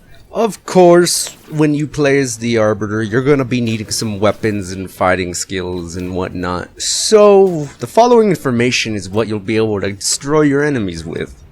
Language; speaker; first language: English; native; English